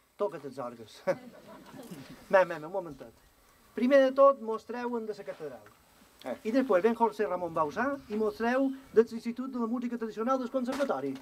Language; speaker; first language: Catalan; native; Catalan